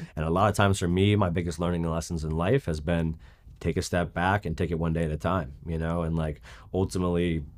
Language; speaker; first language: English; native; English